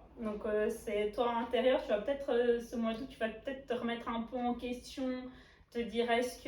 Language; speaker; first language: French; native; French